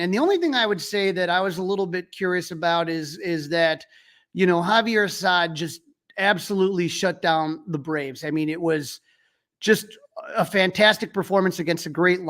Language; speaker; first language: English; native; English